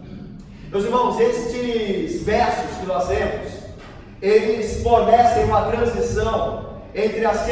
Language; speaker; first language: Portuguese; native; Portuguese